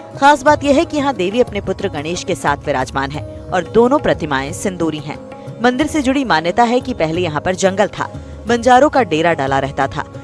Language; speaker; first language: Hindi; native; Hindi